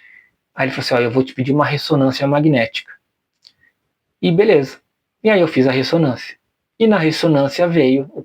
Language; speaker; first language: Portuguese; native; Portuguese